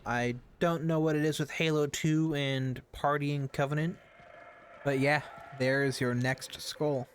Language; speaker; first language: English; native; English